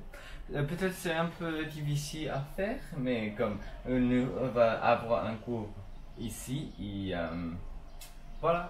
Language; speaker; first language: French; non-native, learner; English